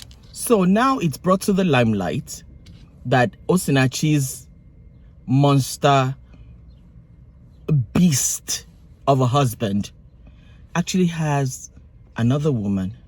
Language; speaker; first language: English; non-native, local second language; Yoruba